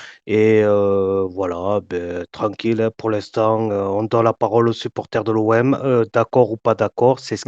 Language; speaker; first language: French; native; French